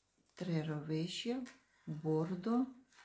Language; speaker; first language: Italian; non-native, learner; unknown